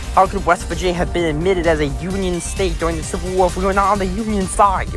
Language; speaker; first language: English; native; English